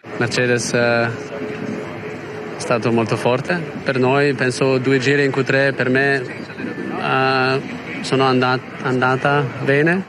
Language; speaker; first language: Italian; non-native, learner; German